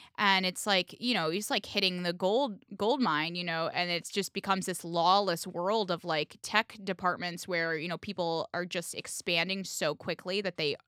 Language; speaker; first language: English; native; English